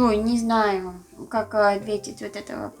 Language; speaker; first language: Russian; non-native, learner; Filipino